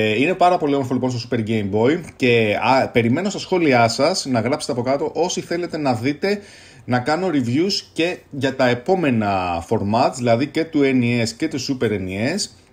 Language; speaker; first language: Greek; early bilingual, other home language; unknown